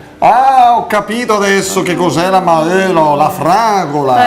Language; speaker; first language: Italian; native; Italian